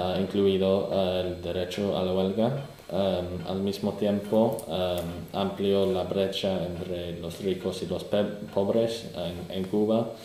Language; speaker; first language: Spanish; non-native, learner; English